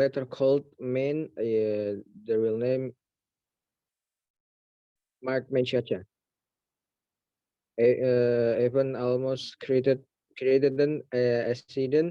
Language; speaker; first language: English; non-native, learner; Indonesian